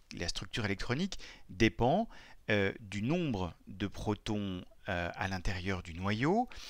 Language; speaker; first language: French; native; French